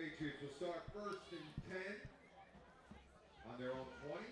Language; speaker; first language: English; native; English